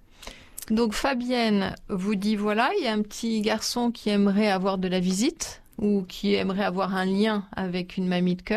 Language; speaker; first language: French; native; French